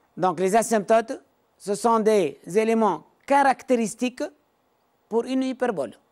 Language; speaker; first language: French; non-native, local second language; Arabic